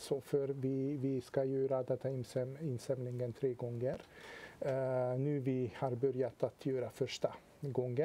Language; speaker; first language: Swedish; non-native, fluent; Hungarian